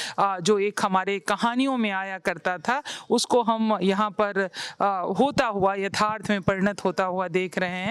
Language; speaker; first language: Hindi; native; Hindi